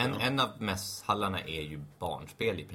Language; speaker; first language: Swedish; native; Swedish